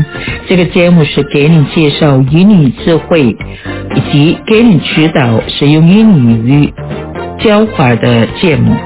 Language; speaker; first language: Chinese; non-native, fluent; Indonesian